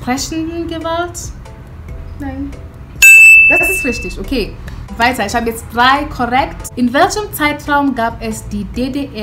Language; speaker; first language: German; non-native, fluent; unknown